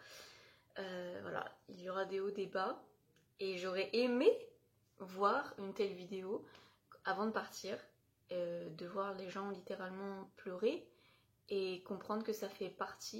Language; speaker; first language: French; native; French